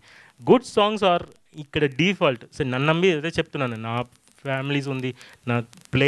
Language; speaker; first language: Telugu; non-native, fluent; Tamil